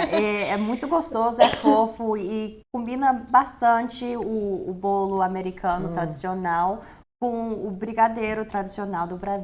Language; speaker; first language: Portuguese; early bilingual, heritage; Portuguese